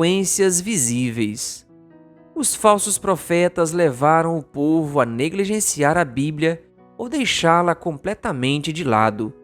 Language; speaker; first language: Portuguese; native; Portuguese